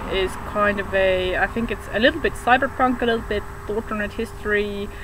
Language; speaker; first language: English; non-native, fluent; Estonian